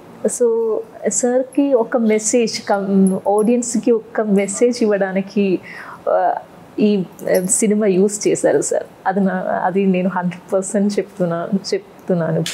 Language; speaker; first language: Telugu; non-native, fluent; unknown